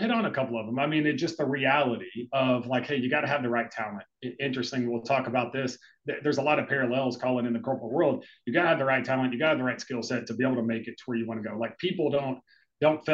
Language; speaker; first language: English; native; English